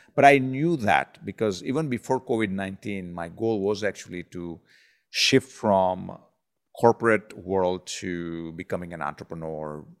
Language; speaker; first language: English; non-native, local second language; Gujarati